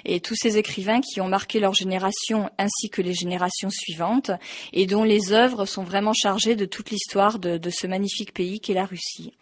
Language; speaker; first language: French; native; French